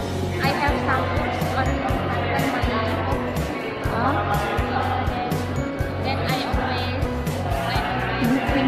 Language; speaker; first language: English; non-native, learner; Indonesian